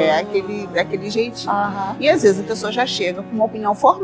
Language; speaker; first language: Portuguese; native; Portuguese